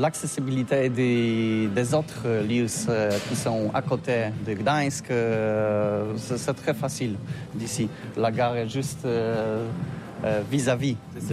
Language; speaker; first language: French; non-native, learner; Polish